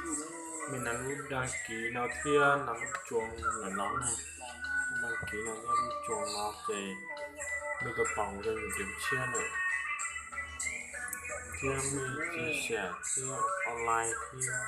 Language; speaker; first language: Vietnamese; non-native, local second language; Hmong